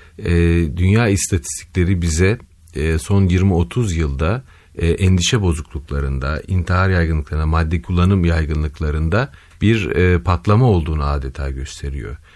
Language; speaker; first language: Turkish; native; Turkish